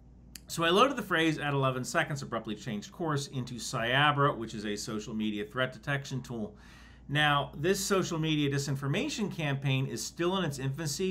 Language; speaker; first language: English; native; English